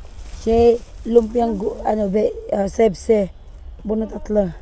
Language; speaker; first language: Turkish; non-native, learner; Filipino